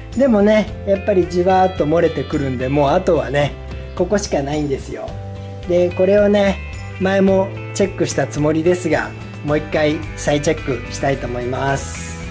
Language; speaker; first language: Japanese; native; Japanese